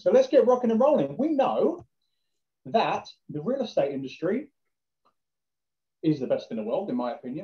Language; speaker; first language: English; native; English